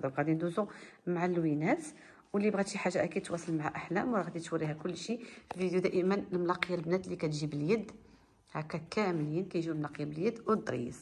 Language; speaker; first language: Arabic; native; Arabic